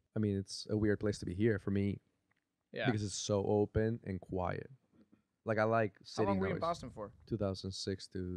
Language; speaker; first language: English; early bilingual, other home language; Spanish